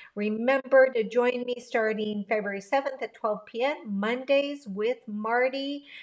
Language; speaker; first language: English; early bilingual, other home language; Spanish